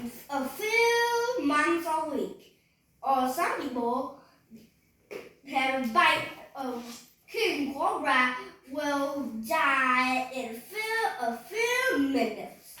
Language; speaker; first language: English; non-native, learner; Vietnamese